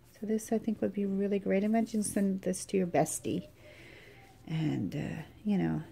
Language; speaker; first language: English; native; English